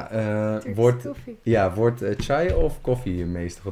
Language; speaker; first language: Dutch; early bilingual, other home language; Bosnian